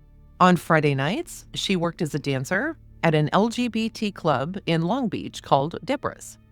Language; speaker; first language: English; native; English